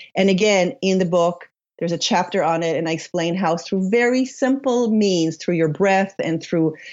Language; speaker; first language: English; non-native, fluent; Hebrew